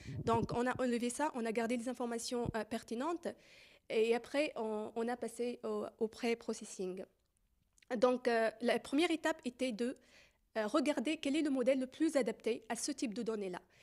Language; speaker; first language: French; non-native, fluent; Arabic